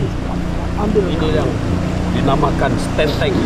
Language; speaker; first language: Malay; non-native, local second language; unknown